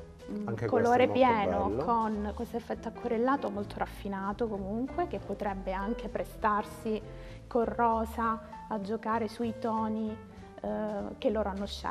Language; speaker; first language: Italian; native; Italian